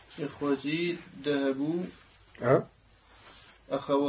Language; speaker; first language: Arabic; non-native, learner; French